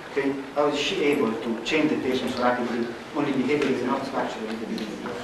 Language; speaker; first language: English; non-native, fluent; Italian